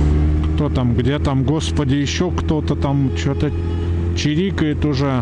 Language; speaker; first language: Russian; native; Russian